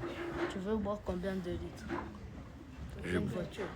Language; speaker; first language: French; non-native, local second language; Kinyarwanda